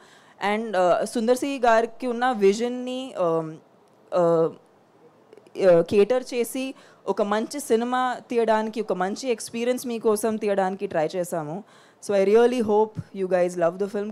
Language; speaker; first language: Telugu; non-native, fluent; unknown